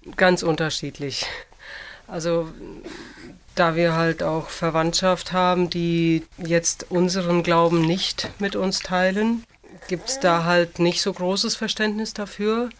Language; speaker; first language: German; early bilingual, other home language; Russian